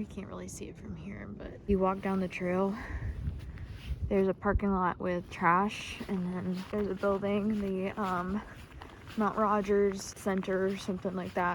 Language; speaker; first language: English; native; English